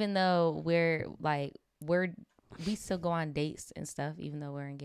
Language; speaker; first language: English; native; English